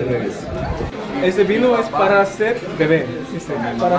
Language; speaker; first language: Spanish; non-native, learner; Korean